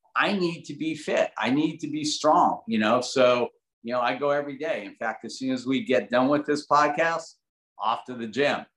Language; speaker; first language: English; native; English